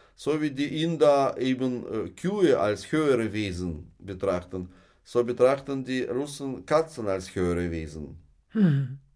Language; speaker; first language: German; non-native, fluent; Russian